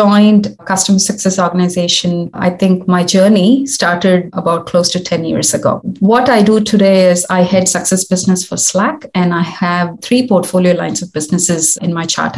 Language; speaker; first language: English; non-native, local second language; Tamil